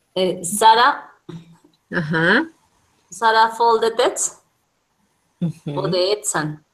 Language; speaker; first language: English; non-native, learner; Spanish